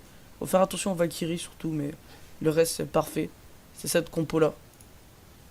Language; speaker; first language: French; native; French